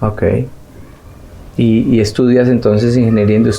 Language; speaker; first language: Spanish; native; Spanish